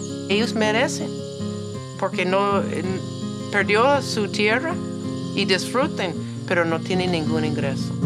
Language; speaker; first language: Spanish; non-native, learner; English